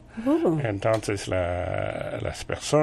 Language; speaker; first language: Spanish; non-native, learner; French